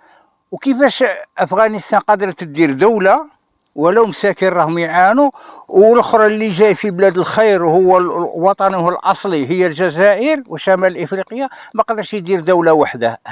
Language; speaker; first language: Arabic; native; Arabic